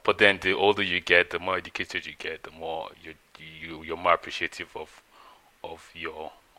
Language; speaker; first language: English; non-native, local second language; Yoruba